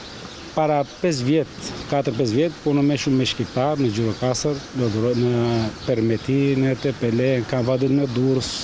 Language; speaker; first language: Albanian; non-native, learner; Arabic